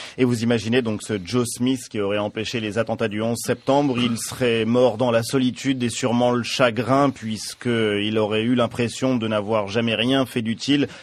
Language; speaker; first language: French; native; French